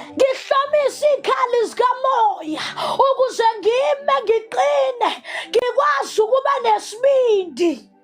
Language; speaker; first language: Zulu; non-native, local second language; Southern Sotho